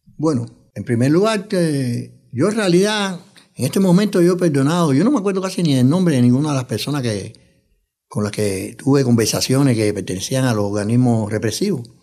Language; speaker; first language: Spanish; native; Spanish